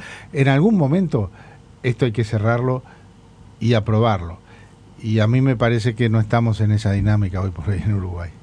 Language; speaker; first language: Spanish; native; Spanish